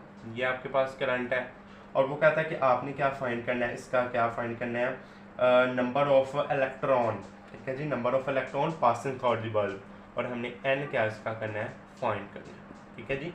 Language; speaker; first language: Hindi; non-native, local second language; Punjabi